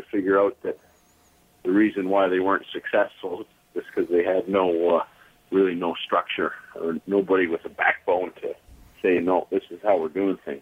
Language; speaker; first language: English; native; English